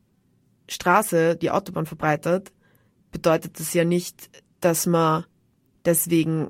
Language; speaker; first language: German; native; German